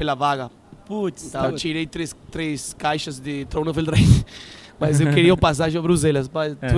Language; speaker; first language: Portuguese; non-native, learner; Spanish